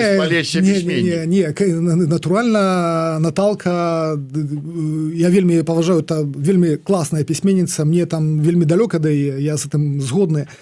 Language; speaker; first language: Belarusian; non-native, local second language; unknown